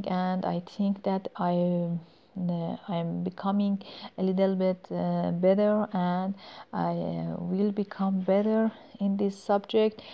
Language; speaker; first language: English; non-native, learner; Persian